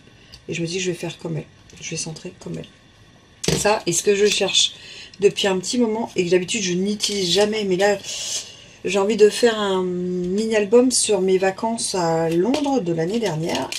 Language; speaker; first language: French; native; French